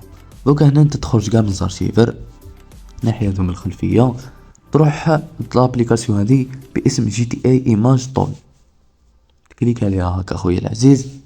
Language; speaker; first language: Arabic; native; Arabic